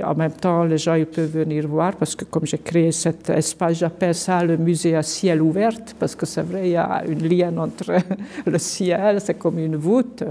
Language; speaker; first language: French; non-native, fluent; Hungarian